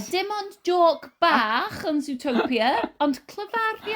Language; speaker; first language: Welsh; non-native, learner; English